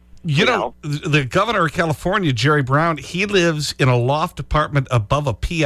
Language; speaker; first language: English; native; English